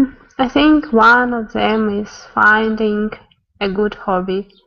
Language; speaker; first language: English; non-native, learner; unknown